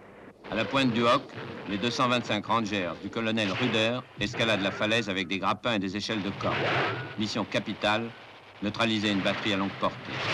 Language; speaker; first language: French; native; French